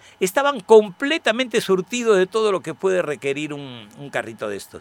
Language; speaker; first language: Spanish; native; Spanish